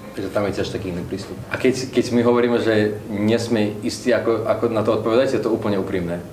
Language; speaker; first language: Slovak; non-native, fluent; Russian